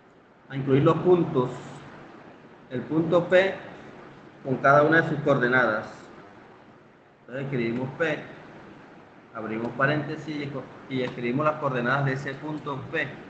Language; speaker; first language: Spanish; native; Spanish